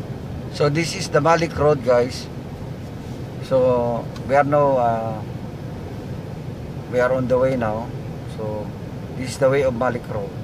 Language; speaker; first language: English; non-native, local second language; Filipino